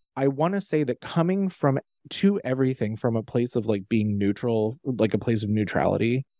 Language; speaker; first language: English; native; English